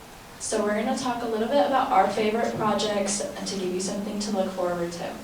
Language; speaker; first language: English; native; English